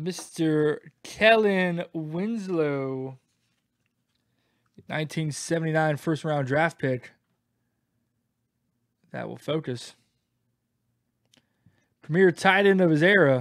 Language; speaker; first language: English; native; English